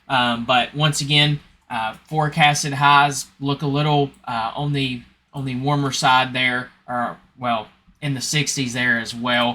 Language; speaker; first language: English; native; English